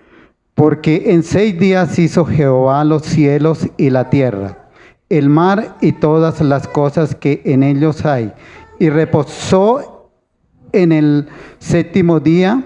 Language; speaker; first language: Spanish; native; Spanish